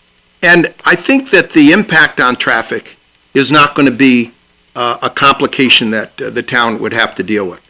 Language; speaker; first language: English; native; English